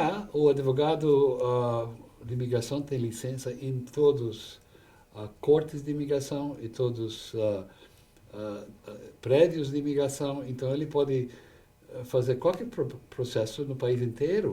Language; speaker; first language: Portuguese; non-native, fluent; English